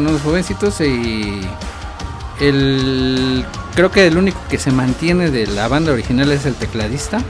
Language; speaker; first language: Spanish; native; Spanish